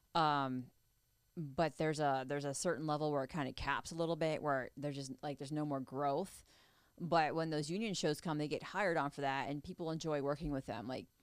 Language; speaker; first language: English; native; English